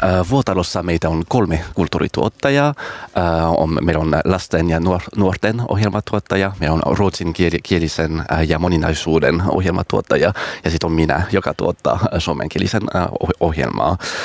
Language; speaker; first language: Finnish; non-native, fluent; French